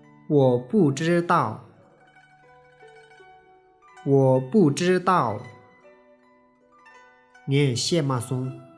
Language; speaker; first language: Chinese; non-native, fluent; Tibetan